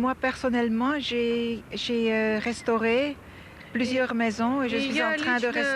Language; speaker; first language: French; non-native, fluent; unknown